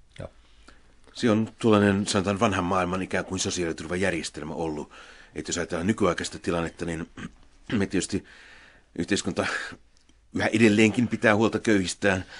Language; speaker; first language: Finnish; native; Finnish